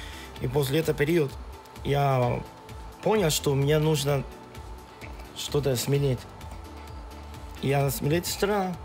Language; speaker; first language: Russian; non-native, learner; Spanish